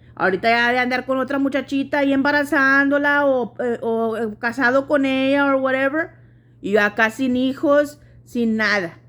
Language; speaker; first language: Spanish; early bilingual, heritage; Spanish